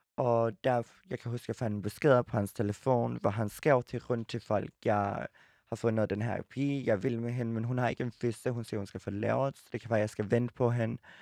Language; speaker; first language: Danish; early bilingual, other home language; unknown